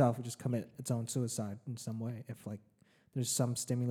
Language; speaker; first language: English; early bilingual, other home language; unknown